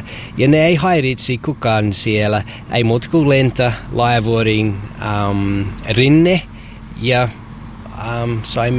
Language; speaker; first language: Finnish; non-native, learner; English